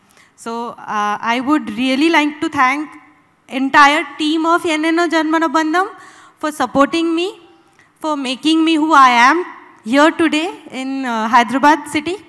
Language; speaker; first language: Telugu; non-native, local second language; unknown